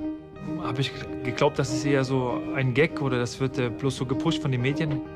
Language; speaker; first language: German; native; German